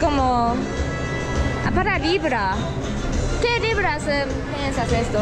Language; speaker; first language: Spanish; non-native, learner; Japanese